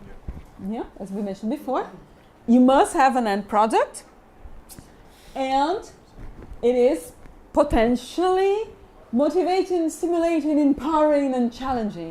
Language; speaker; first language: English; non-native, fluent; Portuguese